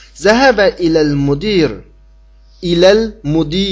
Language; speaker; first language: Arabic; non-native, fluent; Uyghur